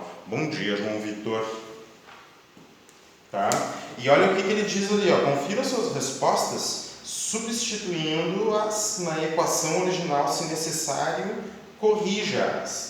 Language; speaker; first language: Portuguese; native; Portuguese